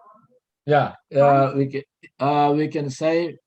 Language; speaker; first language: English; non-native, learner; Indonesian